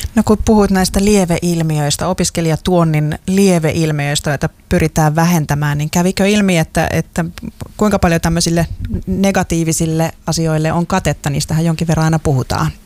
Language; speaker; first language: Finnish; native; Finnish